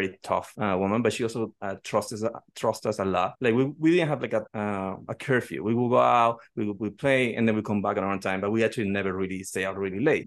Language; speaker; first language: English; non-native, fluent; Spanish